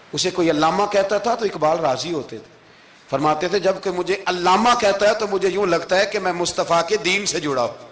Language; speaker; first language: Urdu; non-native, local second language; Punjabi